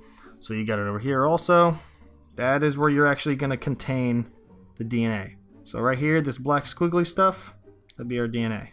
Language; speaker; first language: English; native; English